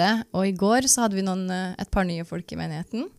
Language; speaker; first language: Norwegian; native; Norwegian